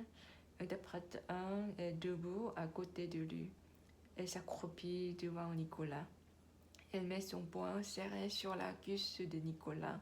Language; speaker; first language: French; non-native, learner; Korean